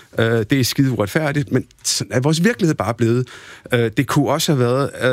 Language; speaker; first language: Danish; early bilingual, other home language; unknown